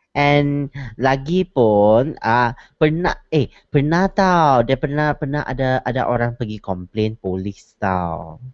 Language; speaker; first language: Malay; non-native, local second language; Chinese